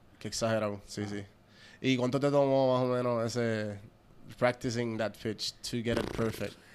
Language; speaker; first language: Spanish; early bilingual, heritage; Spanish